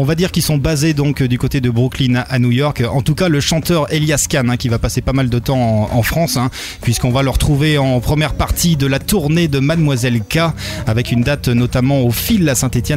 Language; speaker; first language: French; native; French